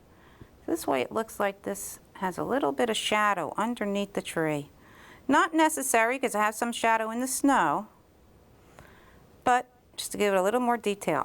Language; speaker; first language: English; native; English